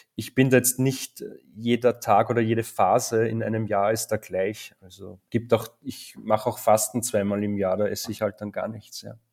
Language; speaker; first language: German; native; German